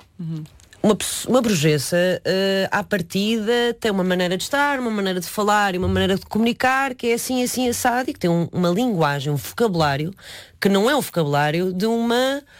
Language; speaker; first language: Portuguese; early bilingual, other home language; Chinese